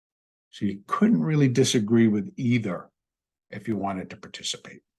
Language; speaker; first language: English; native; English